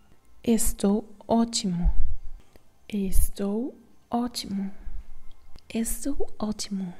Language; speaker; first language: Portuguese; non-native, learner; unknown